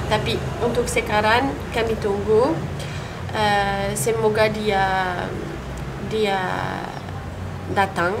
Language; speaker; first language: Indonesian; non-native, learner; French